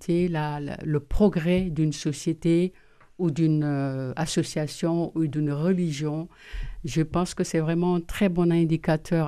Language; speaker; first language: French; non-native, local second language; Wolof